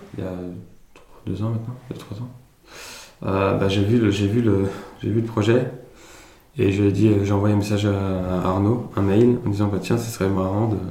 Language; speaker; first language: French; early bilingual, other home language; Italian